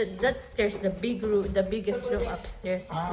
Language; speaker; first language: English; non-native, learner; Japanese